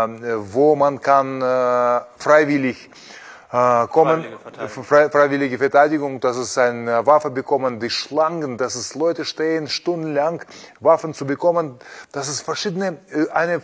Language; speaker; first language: German; non-native, fluent; Russian